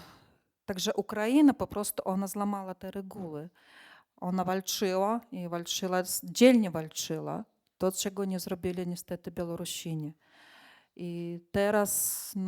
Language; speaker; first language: Polish; non-native, fluent; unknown